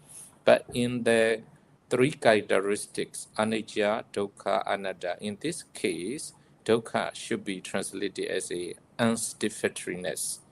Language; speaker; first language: English; non-native, fluent; Burmese